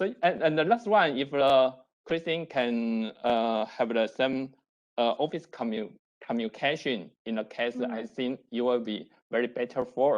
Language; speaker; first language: English; non-native, learner; Chinese